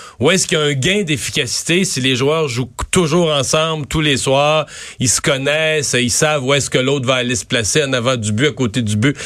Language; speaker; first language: French; native; French